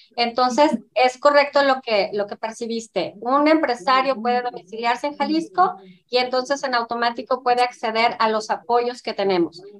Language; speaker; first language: Spanish; native; Spanish